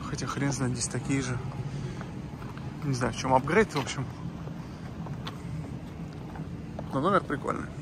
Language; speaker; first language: Russian; native; Russian